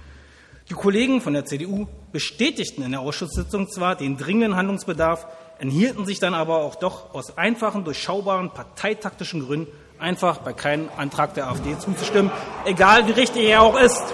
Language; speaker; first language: German; native; German